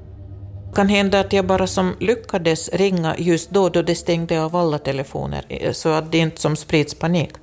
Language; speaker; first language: Swedish; non-native, fluent; Russian